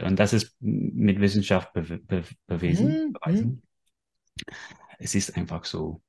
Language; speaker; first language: German; non-native, fluent; English